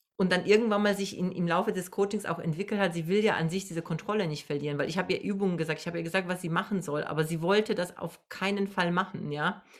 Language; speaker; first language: German; non-native, fluent; Polish